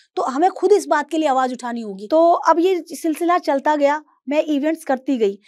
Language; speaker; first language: Hindi; native; Hindi